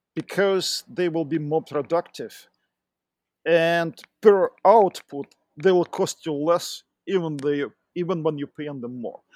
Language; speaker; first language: English; non-native, fluent; Russian